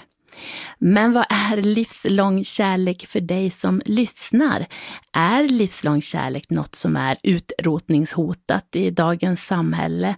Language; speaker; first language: Swedish; native; Swedish